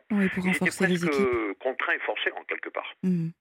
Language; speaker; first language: French; native; French